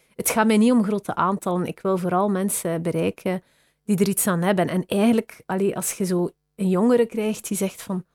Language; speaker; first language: Dutch; native; Dutch